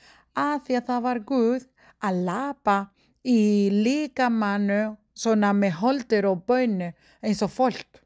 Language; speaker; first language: Icelandic; non-native, learner; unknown